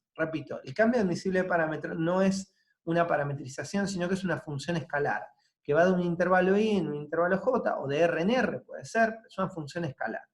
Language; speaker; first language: Spanish; native; Spanish